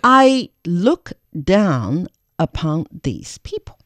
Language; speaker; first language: English; non-native, fluent; Chinese